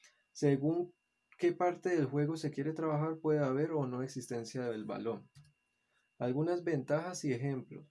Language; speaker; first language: Spanish; native; Spanish